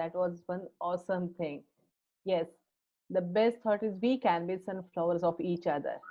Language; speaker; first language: English; non-native, local second language; Marathi